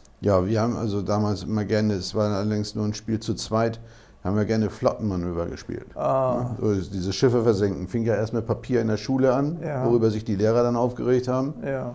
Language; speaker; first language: German; native; German